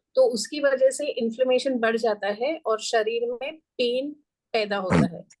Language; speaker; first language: Hindi; non-native, local second language; Gujarati